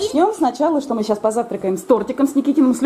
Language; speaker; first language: Russian; native; Russian